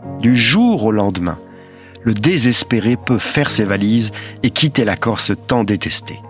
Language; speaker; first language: French; native; French